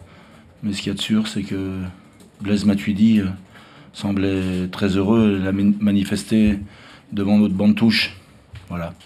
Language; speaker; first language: French; native; French